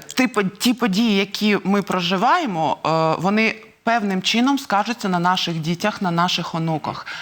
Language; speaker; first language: Ukrainian; non-native, local second language; Russian